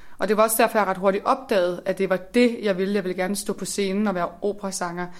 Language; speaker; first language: Danish; native; Danish